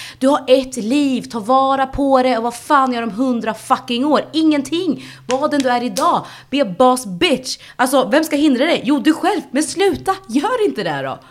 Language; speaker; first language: Swedish; early bilingual, other home language; Spanish